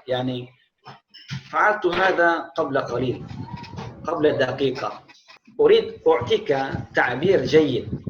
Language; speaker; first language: Arabic; non-native, fluent; Indonesian